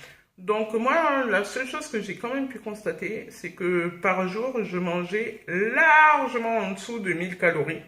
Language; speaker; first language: French; native; French